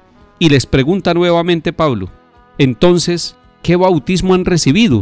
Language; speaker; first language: Spanish; native; Spanish